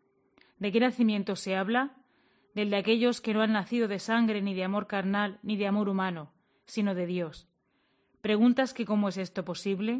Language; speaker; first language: Spanish; native; Spanish